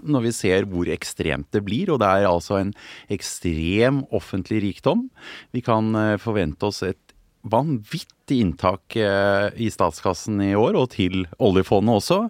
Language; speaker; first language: Norwegian; native; Norwegian